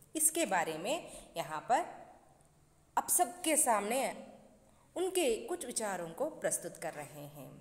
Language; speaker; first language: Hindi; non-native, local second language; Kannada